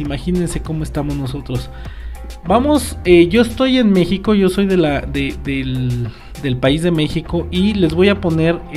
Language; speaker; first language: Spanish; native; Spanish